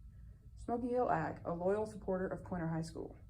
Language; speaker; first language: English; native; English